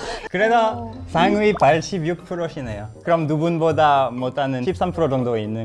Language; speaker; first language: Korean; non-native, fluent; French